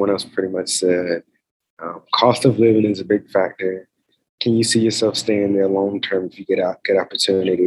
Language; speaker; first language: English; native; English